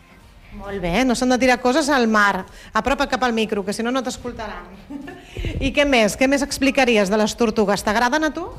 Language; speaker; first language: Catalan; native; Catalan